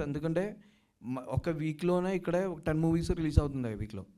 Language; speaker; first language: Telugu; non-native, learner; Malayalam